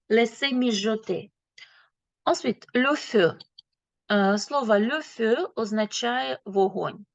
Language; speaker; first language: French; non-native, fluent; Ukrainian